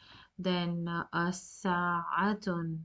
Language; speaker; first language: Arabic; non-native, fluent; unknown